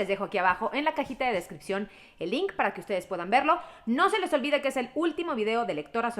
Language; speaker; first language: Spanish; native; Spanish